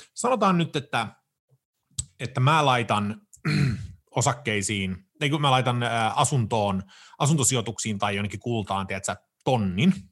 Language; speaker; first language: Finnish; early bilingual, heritage; Finnish